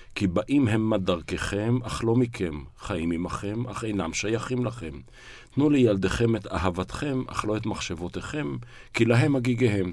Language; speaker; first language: Hebrew; native; Hebrew